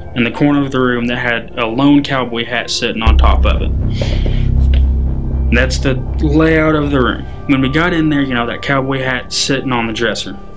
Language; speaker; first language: English; native; English